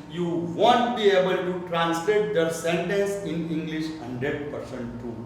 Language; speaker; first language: English; non-native, local second language; Gujarati